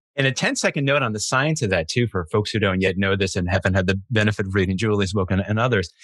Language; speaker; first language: English; native; English